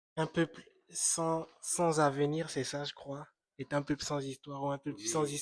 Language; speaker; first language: French; native; French